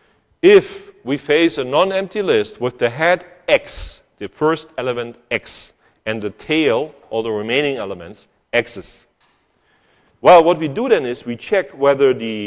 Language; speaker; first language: English; non-native, fluent; German